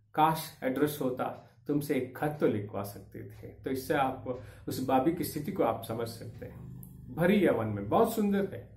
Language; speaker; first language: Hindi; non-native, local second language; Kannada